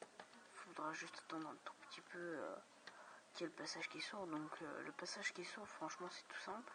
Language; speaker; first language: French; native; French